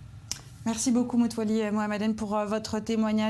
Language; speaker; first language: French; native; French